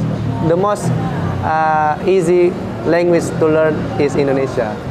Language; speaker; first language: English; non-native, fluent; Indonesian